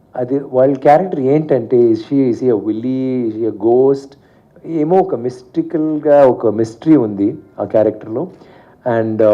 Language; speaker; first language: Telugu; non-native, learner; Tamil